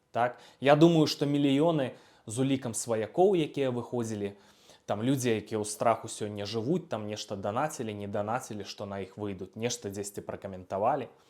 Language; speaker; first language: Belarusian; non-native, local second language; Russian